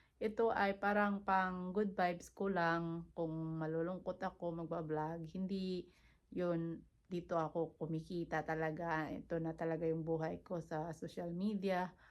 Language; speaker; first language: Filipino; non-native, local second language; Cebuano